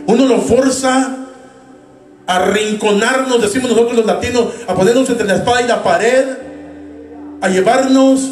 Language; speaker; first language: Spanish; native; Spanish